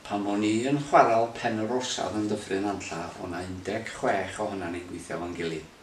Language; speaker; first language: Welsh; native; Welsh